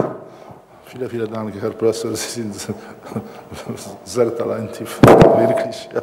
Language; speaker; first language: German; non-native, learner; Polish